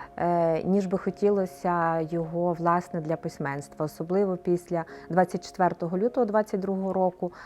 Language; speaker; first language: Ukrainian; native; Ukrainian